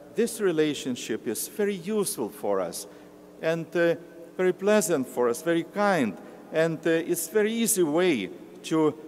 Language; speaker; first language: English; non-native, learner; Lithuanian